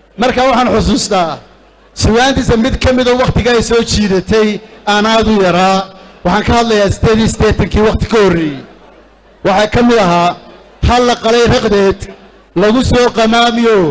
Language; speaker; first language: Somali; native; Somali